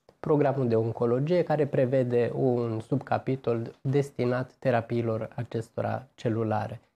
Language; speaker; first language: Romanian; native; Romanian